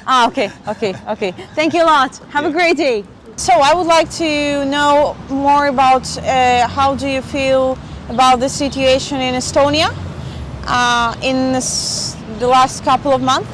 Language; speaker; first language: English; non-native, fluent; Spanish